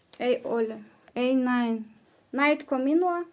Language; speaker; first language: Finnish; non-native, learner; Russian